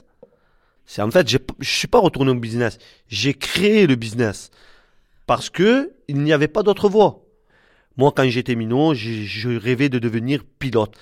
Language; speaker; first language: French; native; French